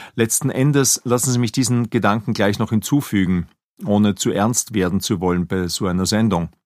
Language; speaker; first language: German; native; German